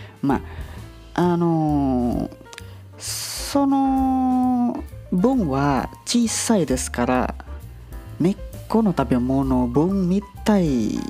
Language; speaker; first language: Japanese; non-native, learner; Indonesian